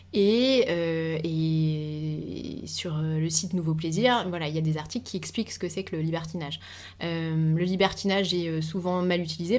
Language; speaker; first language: French; native; French